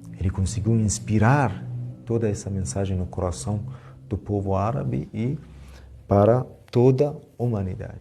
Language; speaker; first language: Portuguese; non-native, fluent; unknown